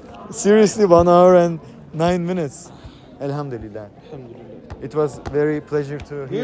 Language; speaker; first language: English; non-native, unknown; Turkish